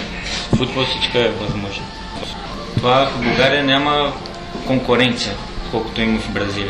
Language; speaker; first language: Bulgarian; non-native, learner; Portuguese